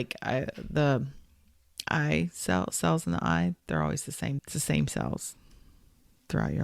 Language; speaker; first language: English; native; English